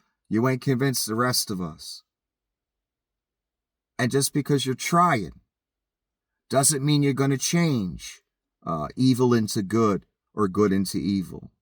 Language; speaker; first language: English; native; English